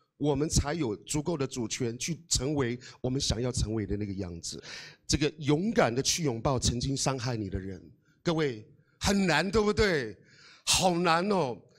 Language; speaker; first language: Chinese; non-native, local second language; Amis